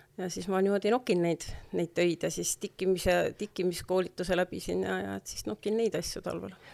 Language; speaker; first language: Estonian; native; Estonian